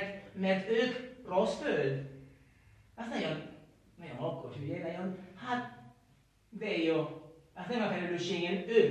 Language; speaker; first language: Hungarian; non-native, learner; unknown